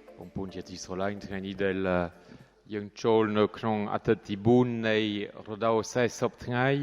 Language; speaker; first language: Khmer; non-native, fluent; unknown